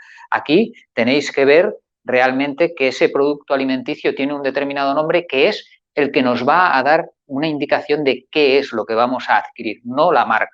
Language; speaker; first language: Spanish; native; Spanish